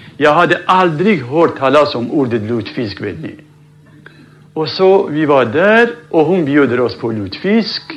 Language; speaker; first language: Swedish; non-native, fluent; Central Kurdish